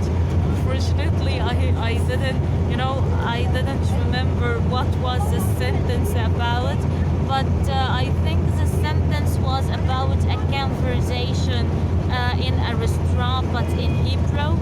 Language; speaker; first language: English; non-native, learner; Arabic